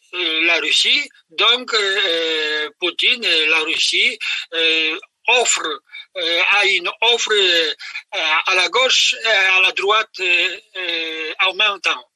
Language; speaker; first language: French; non-native, fluent; Polish